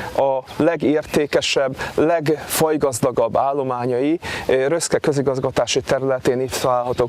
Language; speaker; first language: Hungarian; native; Hungarian